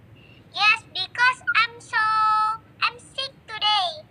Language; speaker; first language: English; non-native, learner; Indonesian